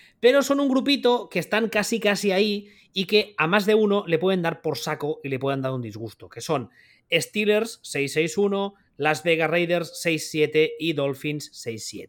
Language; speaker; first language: Spanish; native; Spanish